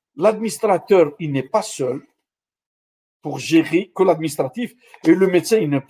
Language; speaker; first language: French; non-native, local second language; Arabic